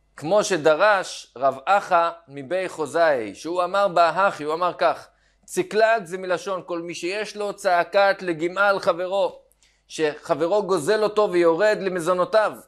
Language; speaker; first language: Hebrew; native; Hebrew